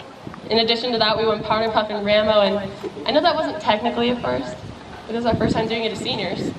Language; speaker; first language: English; native; English